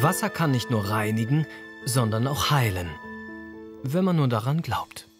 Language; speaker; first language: German; native; German